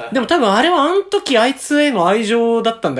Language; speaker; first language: Japanese; native; Japanese